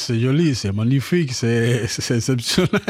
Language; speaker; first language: French; non-native, learner; Spanish